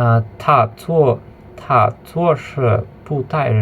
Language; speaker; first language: Chinese; non-native, learner; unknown